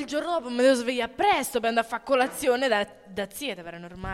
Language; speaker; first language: Italian; native; Italian